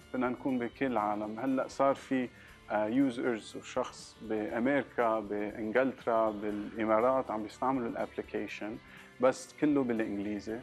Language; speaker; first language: Arabic; early bilingual, heritage; Arabic